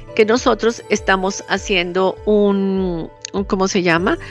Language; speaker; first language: Spanish; native; Spanish